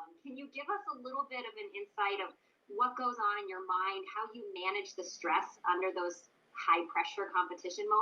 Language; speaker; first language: English; native; English